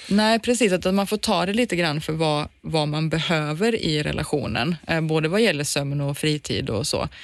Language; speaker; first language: Swedish; native; Swedish